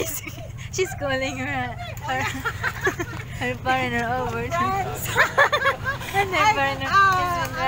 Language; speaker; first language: English; non-native, local second language; Cebuano